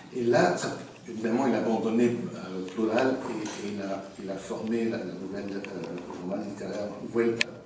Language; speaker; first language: French; non-native, fluent; English